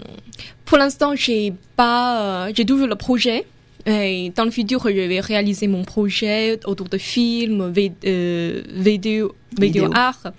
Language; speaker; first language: French; non-native, fluent; Chinese